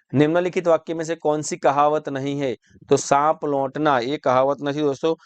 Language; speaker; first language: Hindi; non-native, local second language; Gujarati